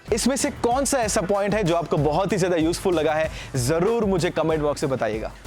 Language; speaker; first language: Hindi; non-native, local second language; Gujarati